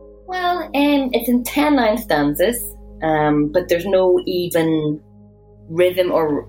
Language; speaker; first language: English; native; English